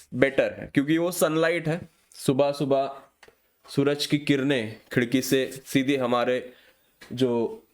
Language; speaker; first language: Hindi; non-native, local second language; Marathi